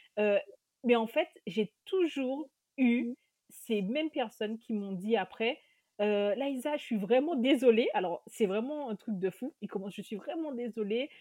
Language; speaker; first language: French; native; French